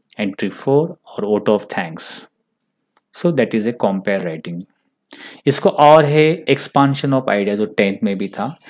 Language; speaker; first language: Hindi; non-native, local second language; Marathi